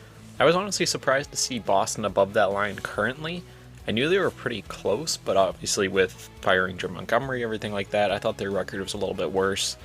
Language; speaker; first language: English; native; English